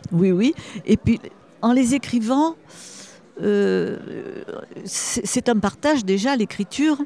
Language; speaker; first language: French; native; French